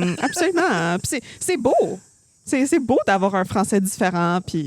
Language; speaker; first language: French; native; French